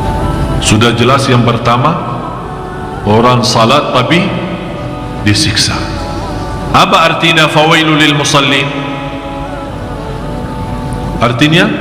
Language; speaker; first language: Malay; non-native, fluent; Arabic